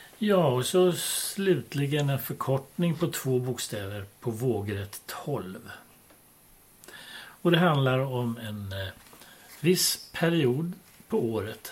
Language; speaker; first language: Swedish; native; Swedish